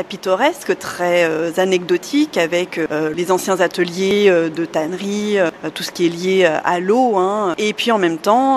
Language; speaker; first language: French; native; French